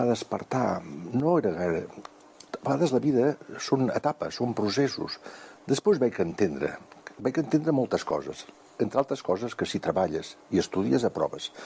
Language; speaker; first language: Catalan; native; Catalan